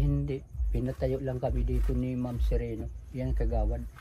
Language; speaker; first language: Filipino; native; Filipino